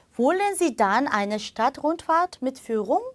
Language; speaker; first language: German; non-native, fluent; Korean